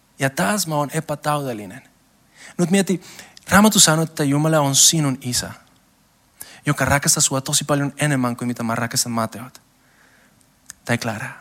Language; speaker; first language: Finnish; non-native, learner; Spanish